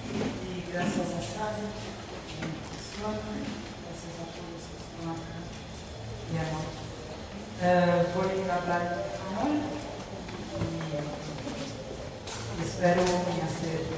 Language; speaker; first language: Spanish; non-native, fluent; Portuguese